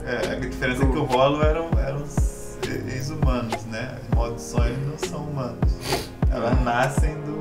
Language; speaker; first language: Portuguese; native; Portuguese